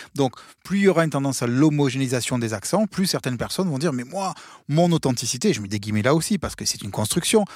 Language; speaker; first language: French; native; French